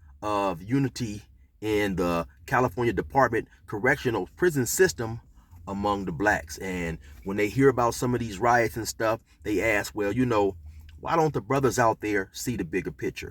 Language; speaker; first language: English; native; English